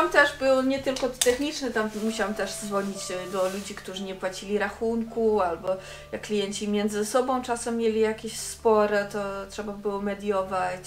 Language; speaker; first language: Polish; non-native, fluent; Dutch